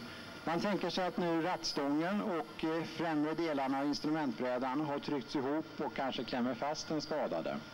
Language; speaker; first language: Swedish; native; Swedish